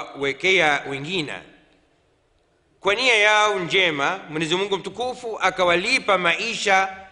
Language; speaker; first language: Swahili; non-native, fluent; Arabic